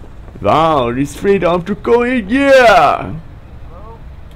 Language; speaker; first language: English; non-native, learner; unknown